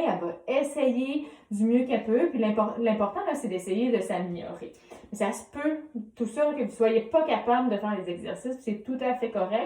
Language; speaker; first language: French; native; French